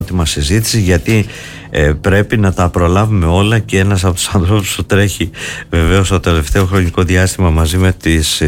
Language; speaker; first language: Greek; native; Greek